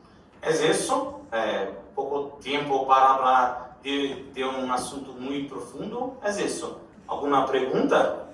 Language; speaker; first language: Spanish; non-native, learner; Portuguese